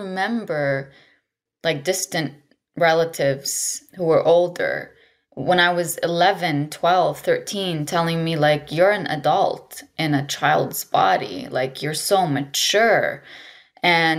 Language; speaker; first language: English; non-native, fluent; Arabic